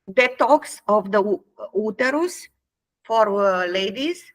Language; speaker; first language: English; non-native, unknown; Romanian